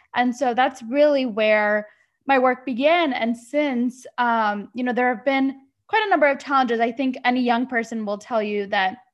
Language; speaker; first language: English; early bilingual, other home language; Arabic